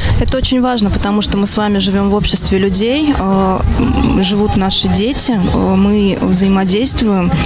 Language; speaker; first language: Russian; native; Russian